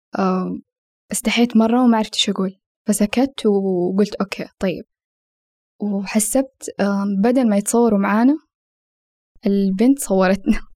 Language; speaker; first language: Arabic; native; Arabic